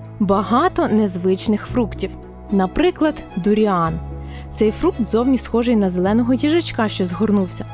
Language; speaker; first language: Ukrainian; native; Ukrainian